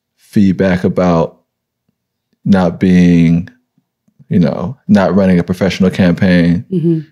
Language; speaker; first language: English; native; English